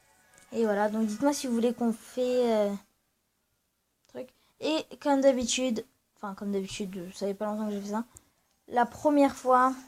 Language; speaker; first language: French; native; French